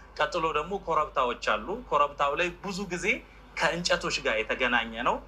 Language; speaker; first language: Amharic; non-native, local second language; Oromo